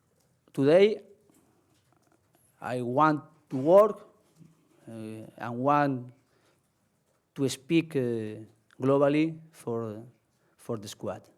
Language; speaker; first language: English; non-native, learner; Spanish